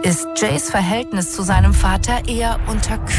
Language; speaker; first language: German; native; German